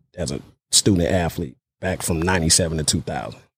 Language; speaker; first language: English; native; English